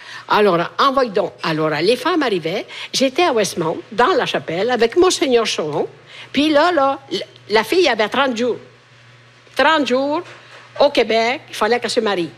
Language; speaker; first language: French; non-native, fluent; Italian